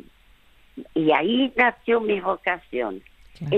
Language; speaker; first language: Spanish; early bilingual, other home language; French